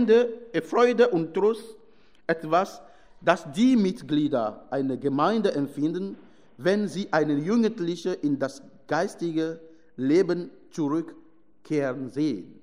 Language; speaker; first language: German; non-native, fluent; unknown